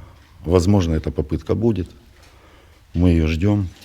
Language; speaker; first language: Russian; native; Russian